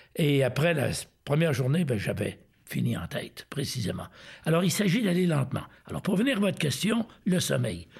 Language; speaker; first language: French; native; French